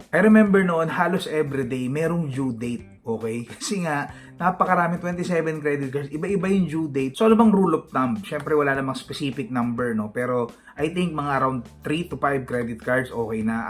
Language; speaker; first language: Filipino; native; Filipino